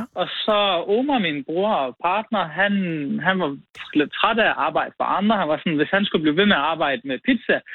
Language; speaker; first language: Danish; early bilingual, other home language; Arabic